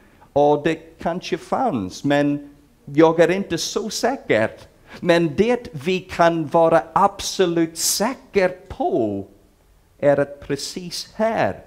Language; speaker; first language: Swedish; non-native, fluent; English